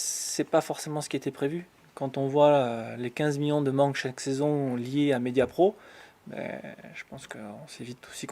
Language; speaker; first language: French; native; French